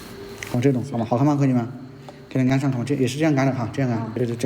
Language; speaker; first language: Chinese; native; Chinese